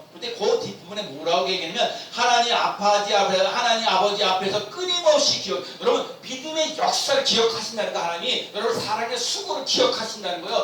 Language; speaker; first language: Korean; native; Korean